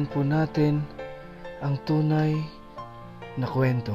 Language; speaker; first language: Filipino; native; Filipino